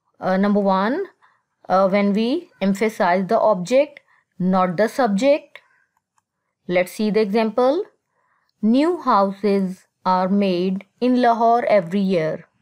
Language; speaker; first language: English; non-native, local second language; Urdu